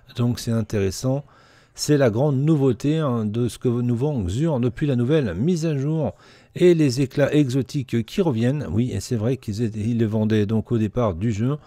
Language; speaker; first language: French; native; French